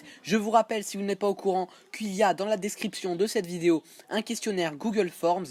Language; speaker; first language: French; native; French